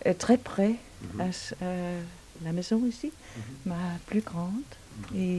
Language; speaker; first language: French; non-native, fluent; Danish